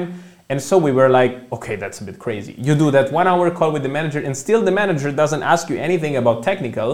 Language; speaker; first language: English; non-native, fluent; Italian